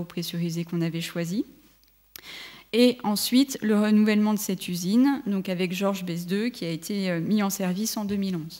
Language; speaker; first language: French; native; French